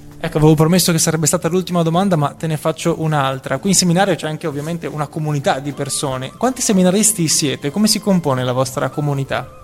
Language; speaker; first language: Italian; native; Italian